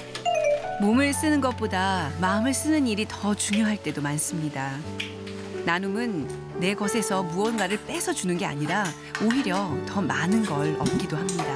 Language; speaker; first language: Korean; native; Korean